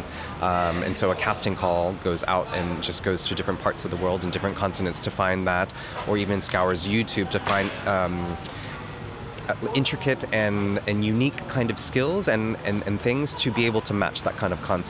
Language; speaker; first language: English; native; English